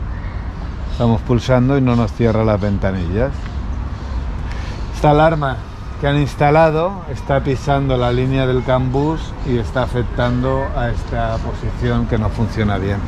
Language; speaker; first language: Spanish; native; Spanish